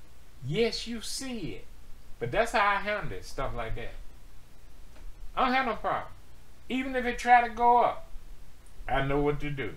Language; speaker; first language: English; native; English